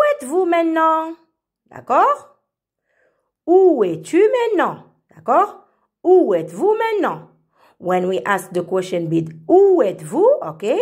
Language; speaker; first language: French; non-native, fluent; Arabic